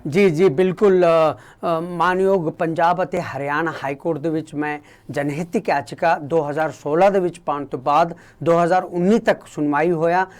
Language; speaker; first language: Punjabi; non-native, local second language; Kannada